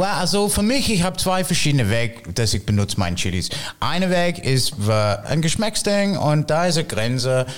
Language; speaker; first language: German; non-native, fluent; English